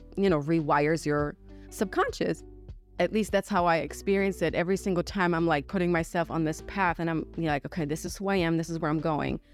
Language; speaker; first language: English; non-native, fluent; German